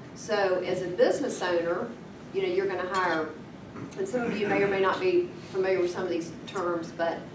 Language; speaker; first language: English; native; English